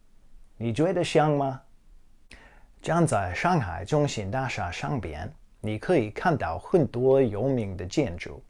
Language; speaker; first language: Chinese; non-native, fluent; English